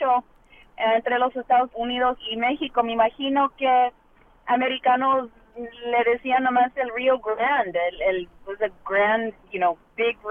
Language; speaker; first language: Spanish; early bilingual, heritage; Spanish